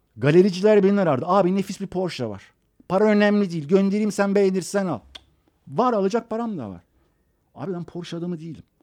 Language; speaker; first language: Turkish; early bilingual, other home language; Persian